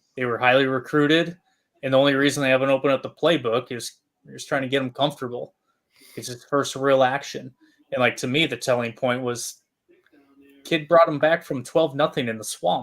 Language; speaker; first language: English; native; English